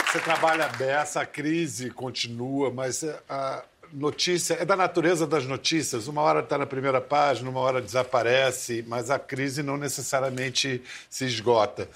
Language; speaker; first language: Portuguese; native; Portuguese